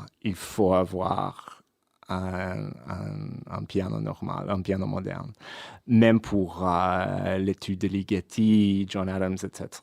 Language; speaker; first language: French; non-native, fluent; English